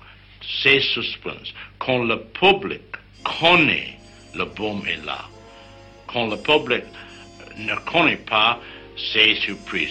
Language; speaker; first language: French; non-native, learner; English